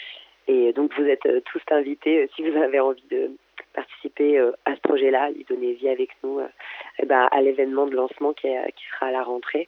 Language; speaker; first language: French; native; French